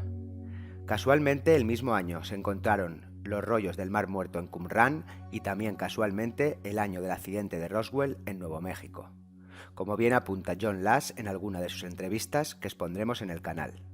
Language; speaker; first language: Spanish; native; Spanish